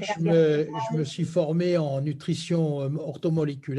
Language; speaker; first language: French; native; French